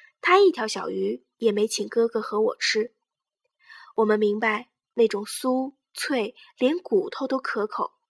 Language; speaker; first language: Chinese; native; Chinese